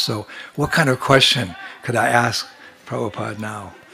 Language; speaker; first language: English; native; English